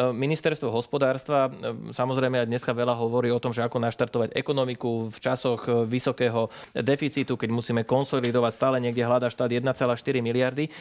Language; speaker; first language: Slovak; native; Slovak